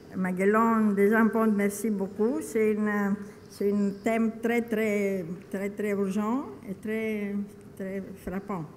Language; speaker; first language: French; non-native, learner; Greek